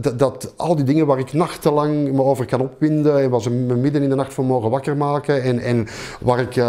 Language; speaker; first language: Dutch; native; Dutch